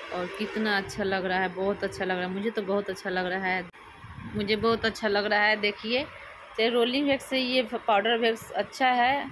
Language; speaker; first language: Hindi; native; Hindi